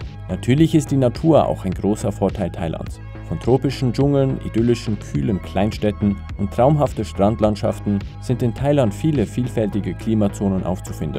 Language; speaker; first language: German; native; German